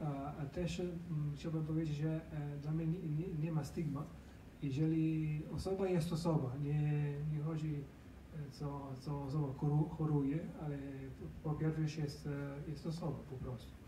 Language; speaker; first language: Polish; non-native, learner; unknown